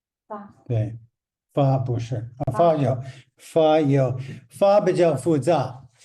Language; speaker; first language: Chinese; non-native, fluent; English